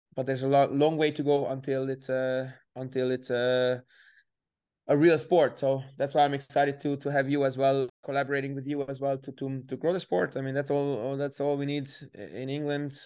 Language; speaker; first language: English; native; English